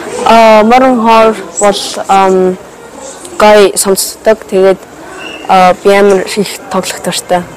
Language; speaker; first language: Mongolian; early bilingual, heritage; Mongolian